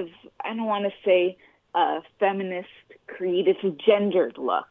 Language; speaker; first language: English; native; English